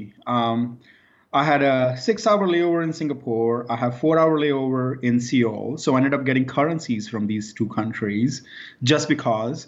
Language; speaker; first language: English; non-native, local second language; Hindi